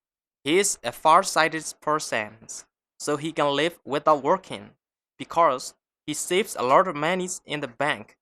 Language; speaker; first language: English; non-native, fluent; Burmese